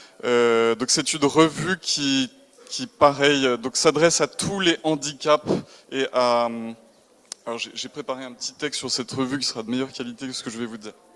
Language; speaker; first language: French; native; French